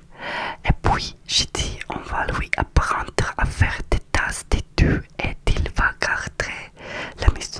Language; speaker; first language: French; non-native, learner; Russian